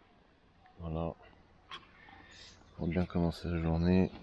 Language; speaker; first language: French; native; French